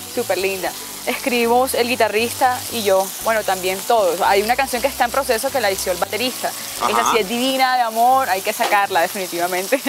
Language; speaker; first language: Spanish; native; Spanish